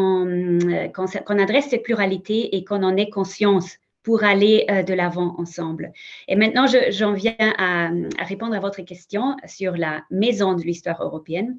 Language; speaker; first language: French; non-native, fluent; German